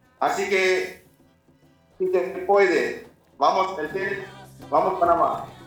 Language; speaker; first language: Spanish; non-native, learner; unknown